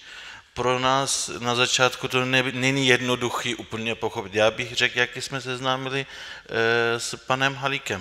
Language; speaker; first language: Czech; non-native, fluent; Turkish